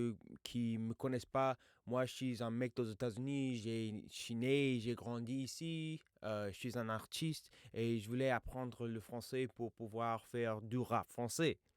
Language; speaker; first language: French; non-native, fluent; English